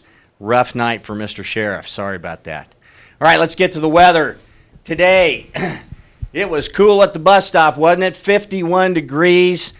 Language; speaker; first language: English; native; English